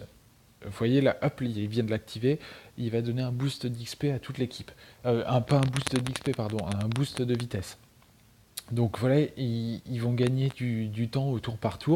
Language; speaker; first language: French; native; French